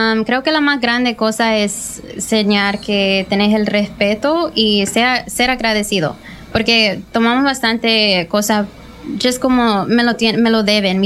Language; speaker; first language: Spanish; early bilingual, heritage; Spanish